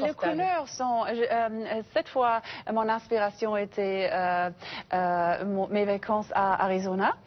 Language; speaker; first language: French; non-native, fluent; English